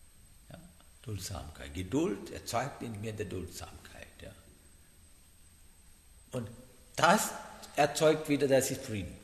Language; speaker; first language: German; non-native, fluent; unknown